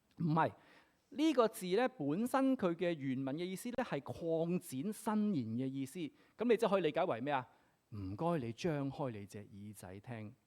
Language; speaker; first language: Cantonese; native; Cantonese